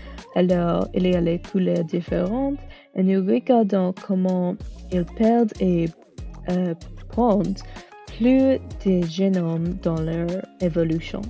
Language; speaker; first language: French; non-native, learner; English